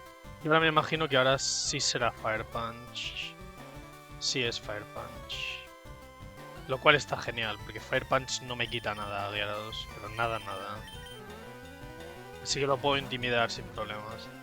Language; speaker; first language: Spanish; native; Spanish